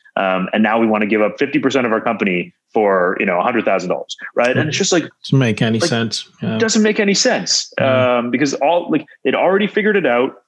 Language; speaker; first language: English; native; English